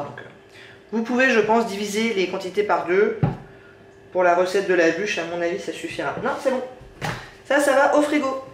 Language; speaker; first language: French; native; French